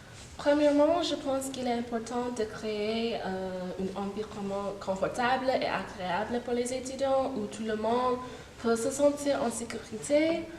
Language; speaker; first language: French; non-native, fluent; English